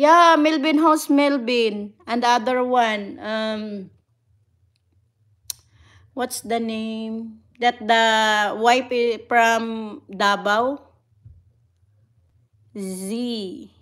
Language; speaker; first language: English; non-native, local second language; Cebuano